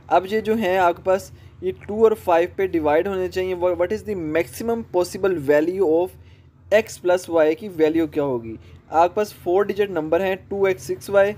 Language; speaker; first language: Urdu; non-native, local second language; Punjabi